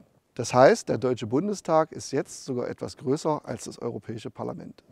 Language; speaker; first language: German; native; German